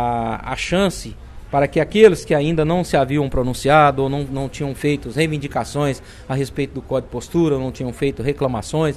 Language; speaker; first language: Portuguese; native; Portuguese